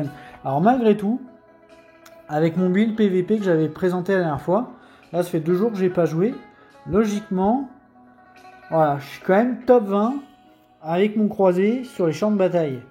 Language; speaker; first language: French; native; French